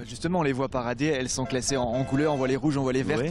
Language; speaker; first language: French; native; French